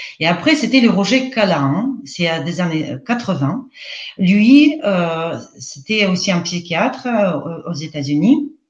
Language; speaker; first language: French; non-native, fluent; Russian